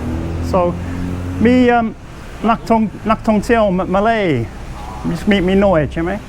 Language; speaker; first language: Thai; non-native, learner; English